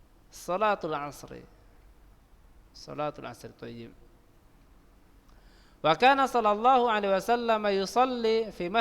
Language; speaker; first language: Arabic; non-native, fluent; Indonesian